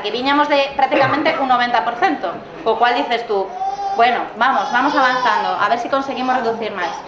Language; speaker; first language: Spanish; native; Spanish